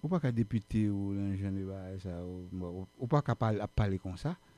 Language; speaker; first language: French; native; French